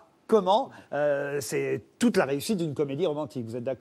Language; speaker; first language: French; native; French